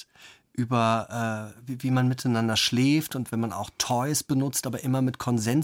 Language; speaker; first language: German; native; German